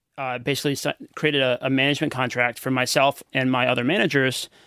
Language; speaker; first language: English; native; English